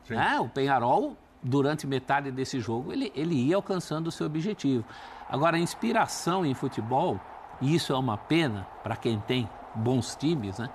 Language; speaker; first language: Portuguese; native; Portuguese